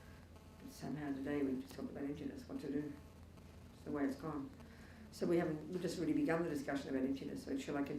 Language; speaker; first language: English; native; English